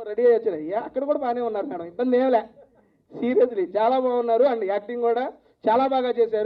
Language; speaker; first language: Telugu; native; Telugu